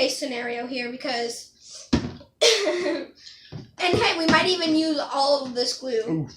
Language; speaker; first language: English; native; English